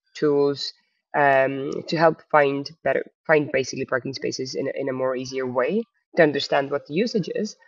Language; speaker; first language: English; non-native, fluent; Estonian